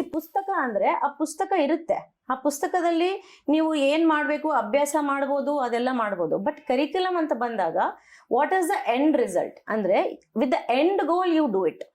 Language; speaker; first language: Kannada; non-native, local second language; Telugu